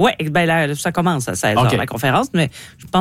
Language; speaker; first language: French; native; French